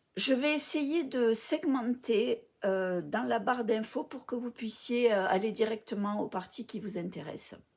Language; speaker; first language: French; early bilingual, other home language; English